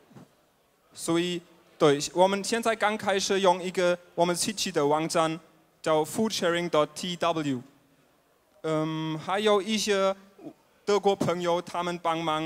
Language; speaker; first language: Chinese; non-native, fluent; German